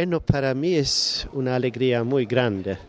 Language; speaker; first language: Spanish; non-native, fluent; Swedish